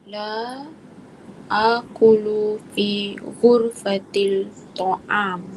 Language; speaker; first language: Arabic; non-native, learner; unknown